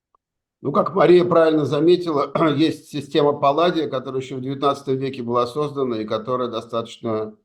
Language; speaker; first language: Russian; native; Russian